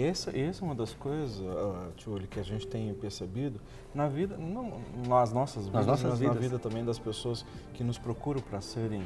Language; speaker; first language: Portuguese; native; Portuguese